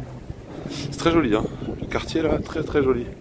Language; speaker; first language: French; native; French